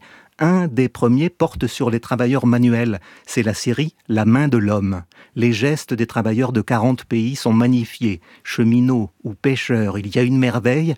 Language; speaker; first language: French; native; French